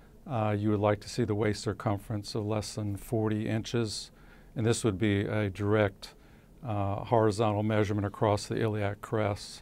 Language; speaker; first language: English; native; English